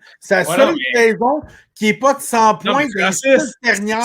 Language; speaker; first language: French; native; French